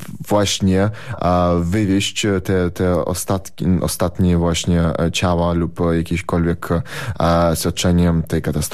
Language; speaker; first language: Polish; non-native, fluent; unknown